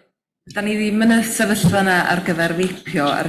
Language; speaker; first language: Welsh; native; Welsh